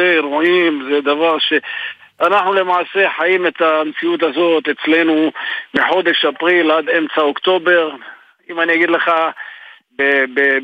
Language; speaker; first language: Hebrew; native; Hebrew